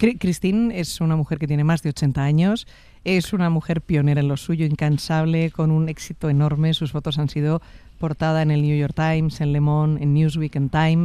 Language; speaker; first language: Spanish; native; Spanish